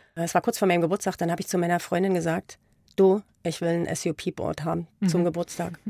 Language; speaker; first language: German; native; German